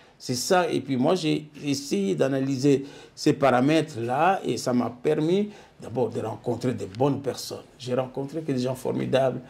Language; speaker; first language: French; non-native, local second language; Lingala